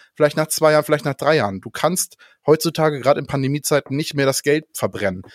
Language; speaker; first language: German; non-native, fluent; Danish